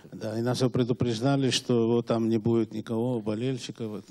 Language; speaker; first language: Russian; non-native, local second language; Georgian